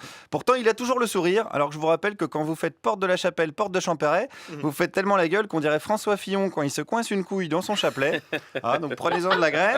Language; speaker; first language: French; native; French